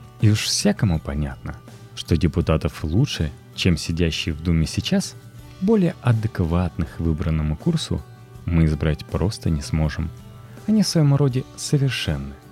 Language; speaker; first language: Russian; native; Russian